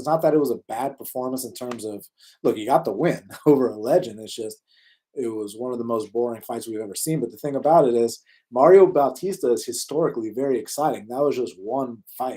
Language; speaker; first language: English; native; English